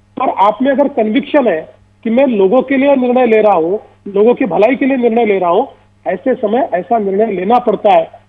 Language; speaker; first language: Hindi; non-native, local second language; Marathi